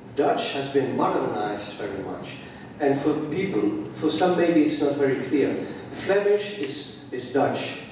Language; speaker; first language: English; non-native, fluent; Dutch